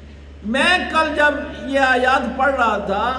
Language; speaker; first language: Urdu; native; Urdu